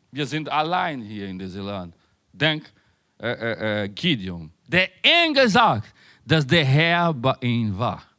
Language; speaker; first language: German; non-native, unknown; Spanish